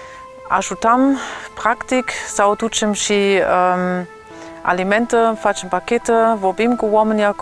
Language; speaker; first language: Romanian; non-native, learner; German